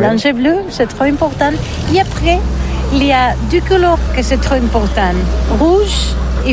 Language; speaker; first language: French; non-native, learner; Catalan